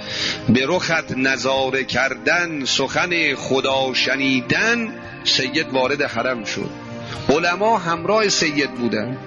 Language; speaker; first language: Persian; native; Persian